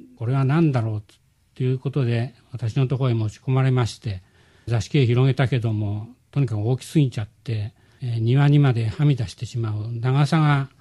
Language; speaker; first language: Japanese; native; Japanese